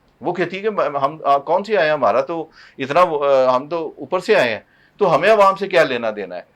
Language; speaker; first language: Urdu; non-native, local second language; Punjabi